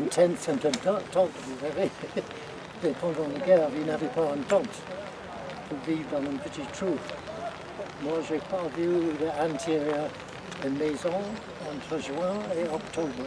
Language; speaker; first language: French; non-native, learner; English